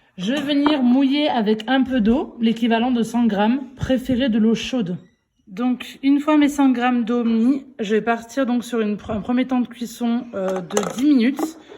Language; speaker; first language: French; early bilingual, other home language; Arabic